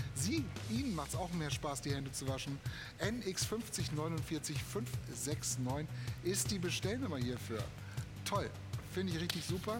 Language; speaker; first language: German; native; German